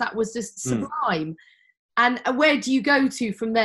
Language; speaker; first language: English; native; English